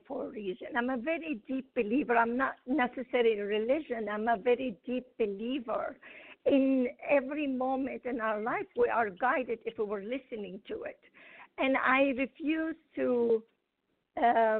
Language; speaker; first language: English; non-native, fluent; Arabic